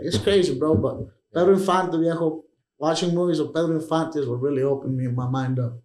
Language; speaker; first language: English; early bilingual, other home language; Spanish